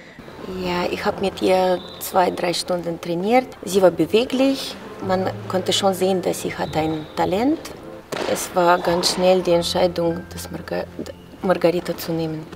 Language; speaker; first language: German; non-native, fluent; Russian